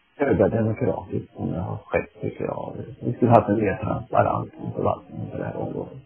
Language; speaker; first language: Swedish; native; Swedish